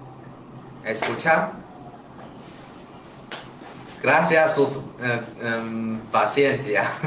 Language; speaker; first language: Spanish; non-native, learner; Chinese